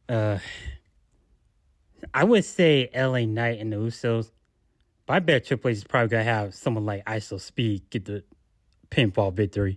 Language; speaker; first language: English; native; English